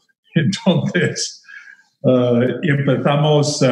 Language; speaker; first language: Spanish; non-native, fluent; English